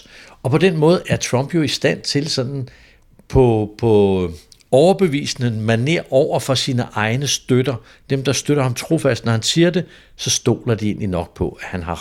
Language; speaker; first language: Danish; native; Danish